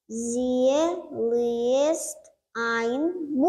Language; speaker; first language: German; non-native, learner; Turkmen